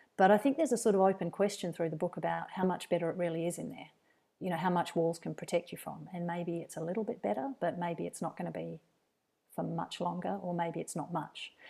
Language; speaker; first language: English; native; English